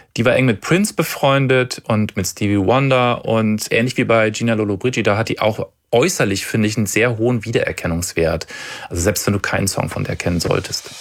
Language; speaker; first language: German; native; German